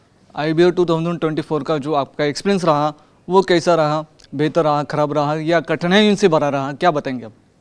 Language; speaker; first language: Hindi; native; Hindi